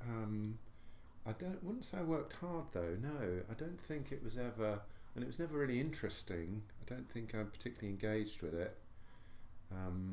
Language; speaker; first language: English; native; English